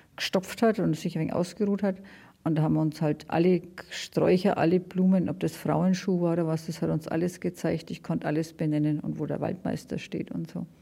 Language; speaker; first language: German; native; German